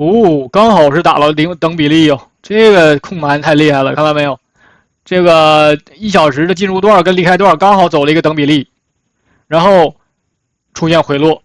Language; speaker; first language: Chinese; native; Chinese